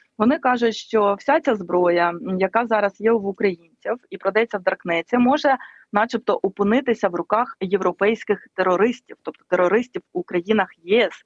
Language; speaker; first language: Ukrainian; native; Ukrainian